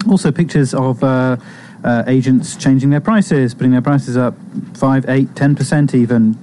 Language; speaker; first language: English; native; English